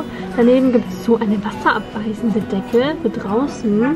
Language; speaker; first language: German; native; German